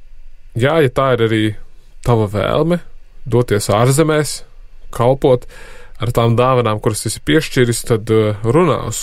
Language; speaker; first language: Latvian; native; Latvian